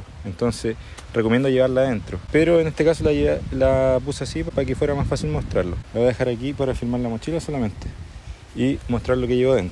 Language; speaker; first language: Spanish; native; Spanish